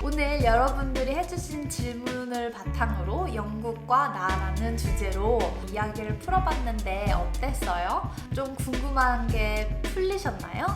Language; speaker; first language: Korean; native; Korean